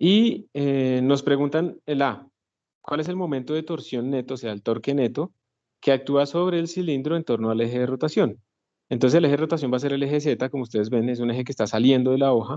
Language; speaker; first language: Spanish; native; Spanish